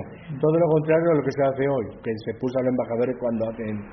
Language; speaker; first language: Spanish; native; Spanish